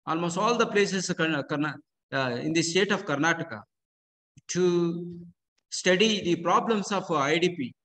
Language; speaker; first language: English; non-native, local second language; Kannada